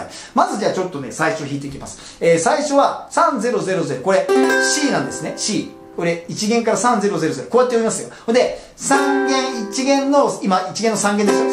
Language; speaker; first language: Japanese; native; Japanese